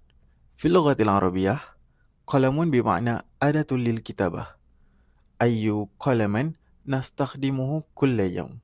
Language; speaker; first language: Arabic; non-native, fluent; Malay